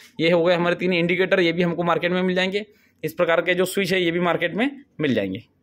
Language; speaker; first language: Hindi; native; Hindi